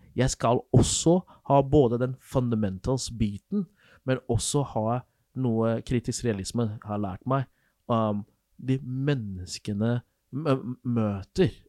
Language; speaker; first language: Norwegian; non-native, fluent; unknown